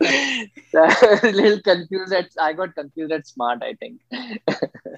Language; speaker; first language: English; non-native, local second language; Marathi